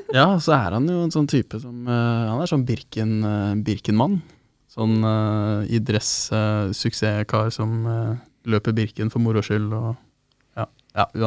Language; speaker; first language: Norwegian; native; Norwegian